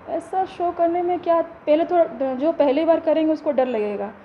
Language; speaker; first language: Hindi; non-native, local second language; Odia